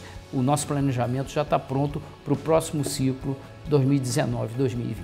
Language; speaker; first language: Portuguese; native; Portuguese